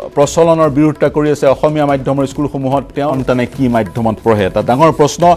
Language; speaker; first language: Assamese; native; Assamese